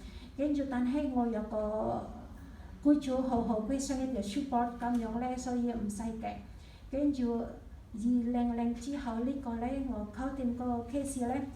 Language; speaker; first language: Cantonese; non-native, learner; Indonesian